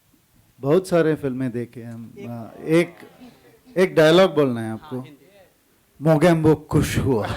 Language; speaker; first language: Hindi; non-native, local second language; Tamil